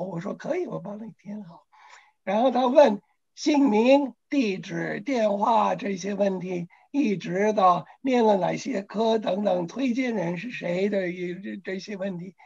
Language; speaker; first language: Chinese; non-native, fluent; English